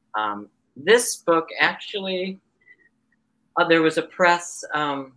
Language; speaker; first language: English; native; English